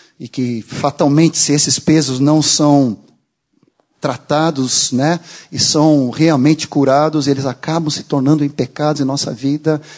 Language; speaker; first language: Portuguese; non-native, fluent; Swedish